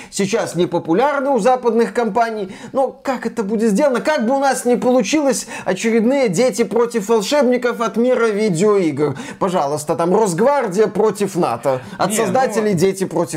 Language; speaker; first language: Russian; native; Russian